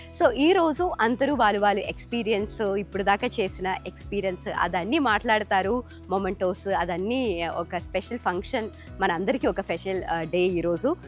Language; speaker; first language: Telugu; non-native, fluent; Malayalam